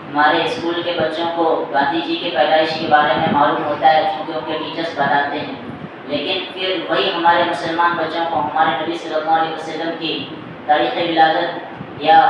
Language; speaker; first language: Urdu; native; Urdu